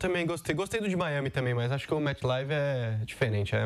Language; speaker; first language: Portuguese; native; Portuguese